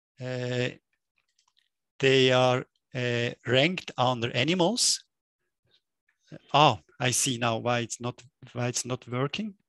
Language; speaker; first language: English; non-native, fluent; German